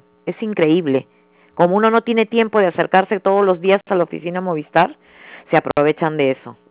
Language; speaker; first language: Spanish; native; Spanish